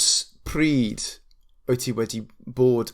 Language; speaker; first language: Welsh; non-native, local second language; English